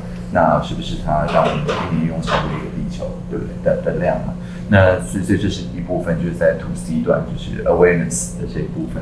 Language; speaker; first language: Chinese; native; Chinese